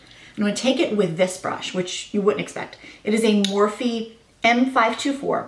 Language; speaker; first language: English; native; English